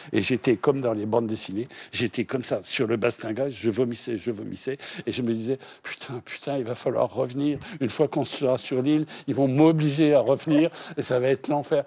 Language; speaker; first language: French; native; French